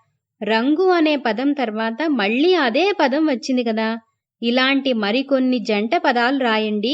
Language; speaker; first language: Telugu; native; Telugu